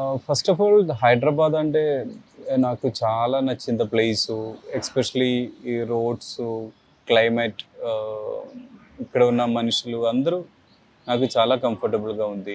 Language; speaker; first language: Telugu; non-native, learner; Malayalam